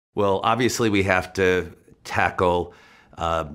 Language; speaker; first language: English; native; English